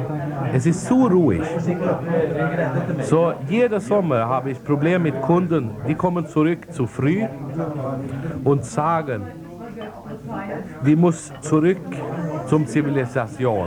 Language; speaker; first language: German; non-native, fluent; Swedish